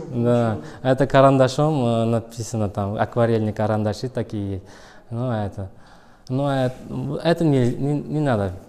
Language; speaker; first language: Russian; non-native, learner; Uzbek